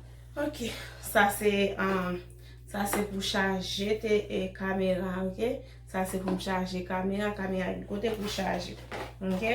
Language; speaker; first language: French; non-native, learner; Haitian Creole